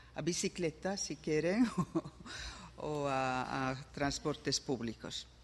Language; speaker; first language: Portuguese; non-native, learner; Finnish